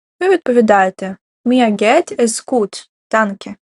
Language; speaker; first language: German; non-native, fluent; Ukrainian